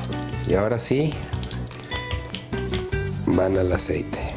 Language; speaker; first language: Spanish; native; Spanish